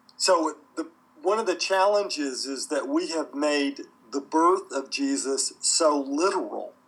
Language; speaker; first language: English; native; English